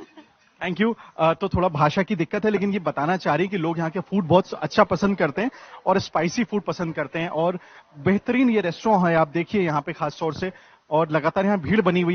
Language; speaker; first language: Hindi; native; Hindi